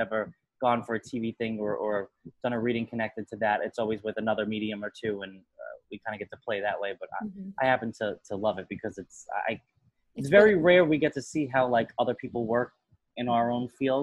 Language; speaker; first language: English; native; English